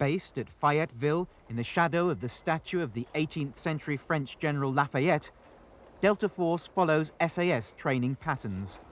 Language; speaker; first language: English; native; English